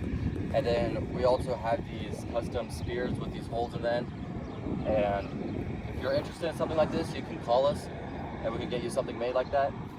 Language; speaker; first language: English; native; English